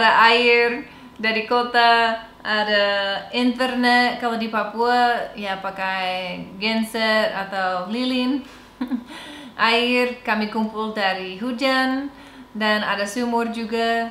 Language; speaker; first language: Indonesian; non-native, fluent; English